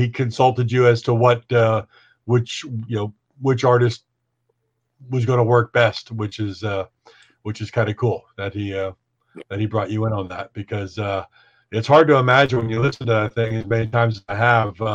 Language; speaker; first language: English; native; English